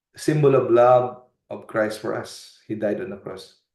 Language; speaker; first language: English; non-native, local second language; Filipino